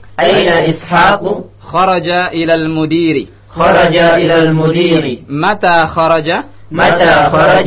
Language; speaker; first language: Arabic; non-native, fluent; Indonesian